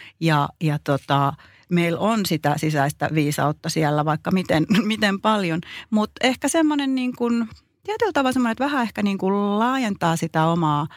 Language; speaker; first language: Finnish; native; Finnish